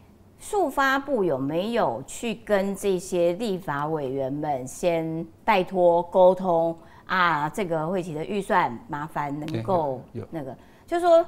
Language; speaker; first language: Chinese; native; Chinese